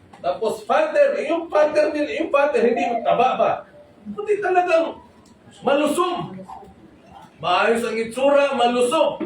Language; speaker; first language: Filipino; non-native, local second language; Cebuano